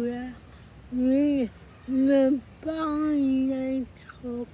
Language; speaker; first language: French; non-native, learner; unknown